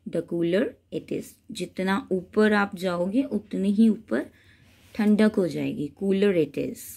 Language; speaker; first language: Hindi; native; Hindi